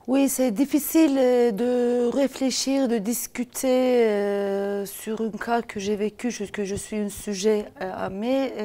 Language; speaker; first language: French; non-native, fluent; Turkish